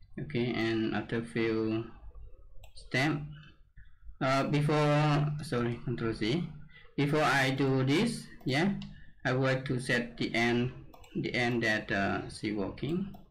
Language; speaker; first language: English; non-native, learner; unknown